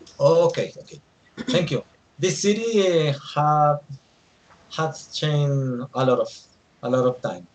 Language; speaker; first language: English; non-native, learner; Spanish